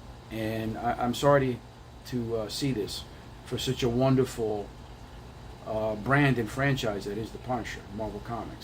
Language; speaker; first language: English; native; English